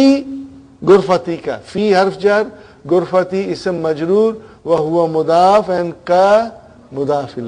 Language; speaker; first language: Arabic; non-native, fluent; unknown